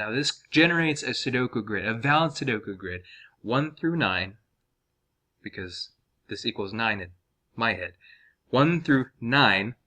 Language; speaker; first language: English; native; English